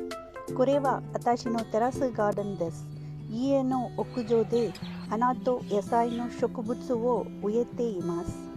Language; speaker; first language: Japanese; non-native, learner; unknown